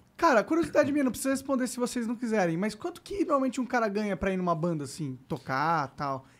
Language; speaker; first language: Portuguese; native; Portuguese